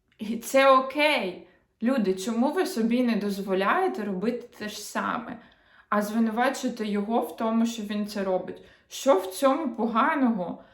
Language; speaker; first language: Ukrainian; non-native, local second language; Russian